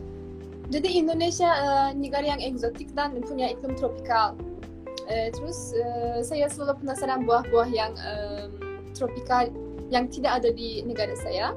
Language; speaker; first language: Indonesian; non-native, fluent; Turkish